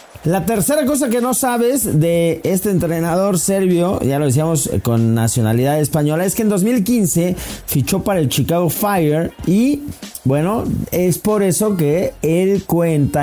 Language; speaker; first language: Spanish; native; Spanish